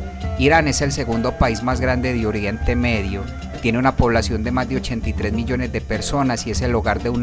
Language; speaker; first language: Spanish; native; Spanish